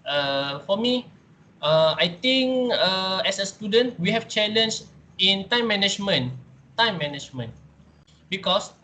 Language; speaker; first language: English; non-native, learner; Malay